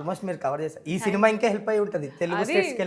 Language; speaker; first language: Telugu; native; Telugu